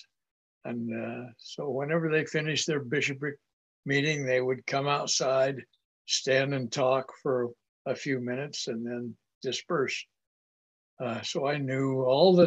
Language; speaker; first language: English; native; English